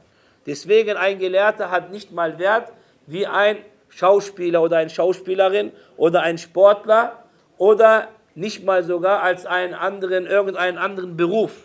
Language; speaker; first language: German; non-native, fluent; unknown